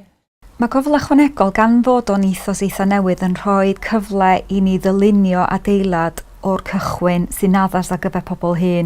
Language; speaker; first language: Welsh; native; Welsh